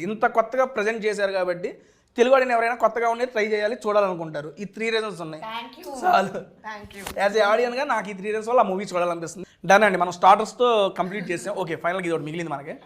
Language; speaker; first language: Telugu; native; Telugu